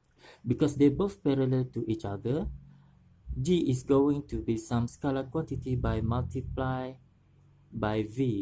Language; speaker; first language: English; non-native, local second language; Malay